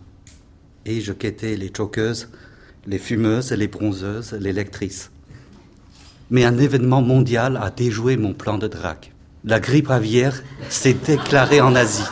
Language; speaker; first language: French; non-native, fluent; Chinese